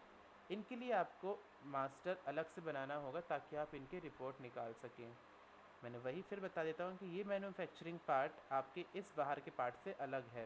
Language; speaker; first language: Hindi; native; Hindi